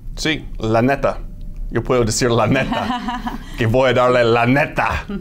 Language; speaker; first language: Spanish; non-native, fluent; English